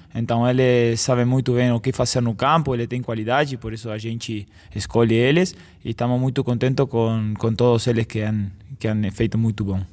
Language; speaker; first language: Portuguese; non-native, fluent; Spanish